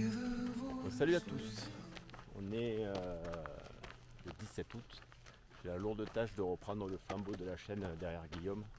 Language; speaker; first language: French; native; French